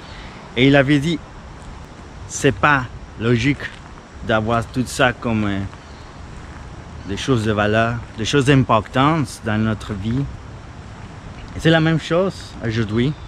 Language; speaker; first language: French; non-native, fluent; Spanish